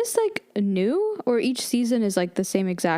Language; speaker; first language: English; native; English